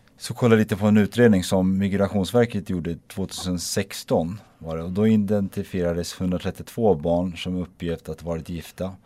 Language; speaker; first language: Swedish; native; Swedish